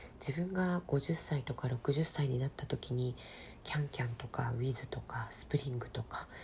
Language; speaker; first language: Japanese; native; Japanese